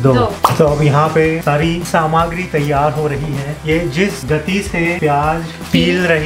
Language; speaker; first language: Hindi; native; Hindi